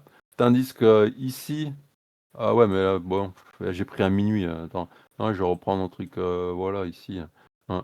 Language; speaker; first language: French; native; French